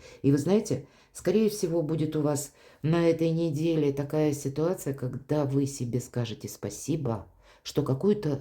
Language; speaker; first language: Russian; native; Russian